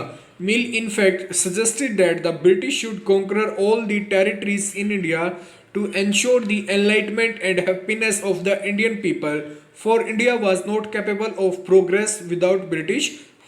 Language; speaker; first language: English; non-native, local second language; Hindi